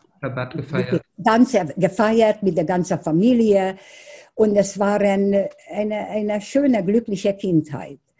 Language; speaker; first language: German; non-native, fluent; Hungarian